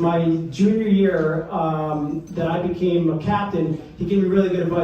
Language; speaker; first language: English; native; English